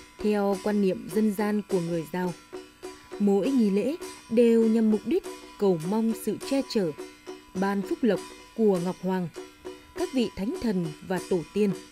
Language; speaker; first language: Vietnamese; native; Vietnamese